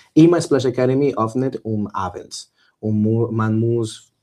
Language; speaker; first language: German; non-native, fluent; Spanish